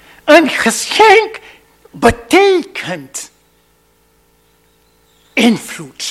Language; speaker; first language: Dutch; non-native, fluent; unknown